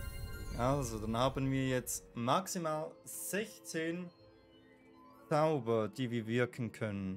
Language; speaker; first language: German; native; German